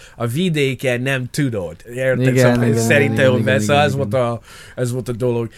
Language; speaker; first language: Hungarian; non-native, fluent; English